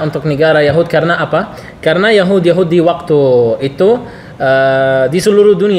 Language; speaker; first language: Indonesian; non-native, learner; Arabic